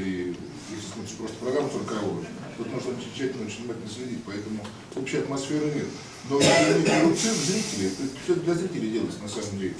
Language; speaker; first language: Russian; native; Russian